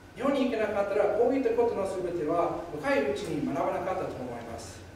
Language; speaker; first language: Japanese; non-native, fluent; English